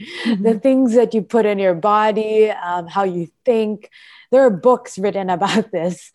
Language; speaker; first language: English; non-native, local second language; Filipino